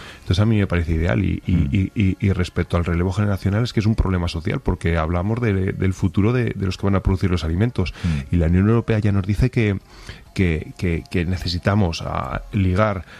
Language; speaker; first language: Spanish; native; Spanish